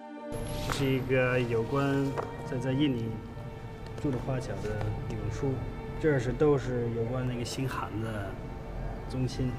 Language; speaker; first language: Chinese; non-native, fluent; Dutch